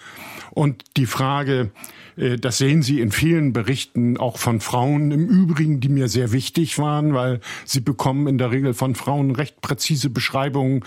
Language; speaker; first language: German; native; German